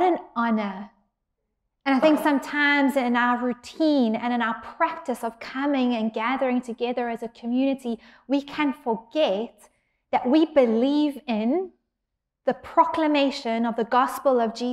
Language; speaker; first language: English; native; English